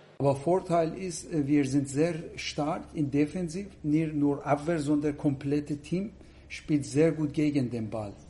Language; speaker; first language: German; non-native, fluent; Persian